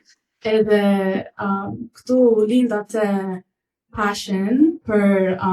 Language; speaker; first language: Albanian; early bilingual, heritage; English